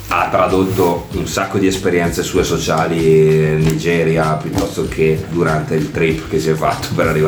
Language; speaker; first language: Italian; native; Italian